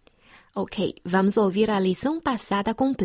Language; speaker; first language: Portuguese; non-native, fluent; Chinese